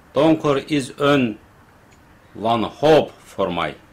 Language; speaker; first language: Dutch; non-native, learner; Turkish